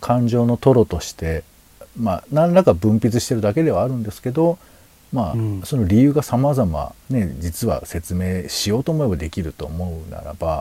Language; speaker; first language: Japanese; native; Japanese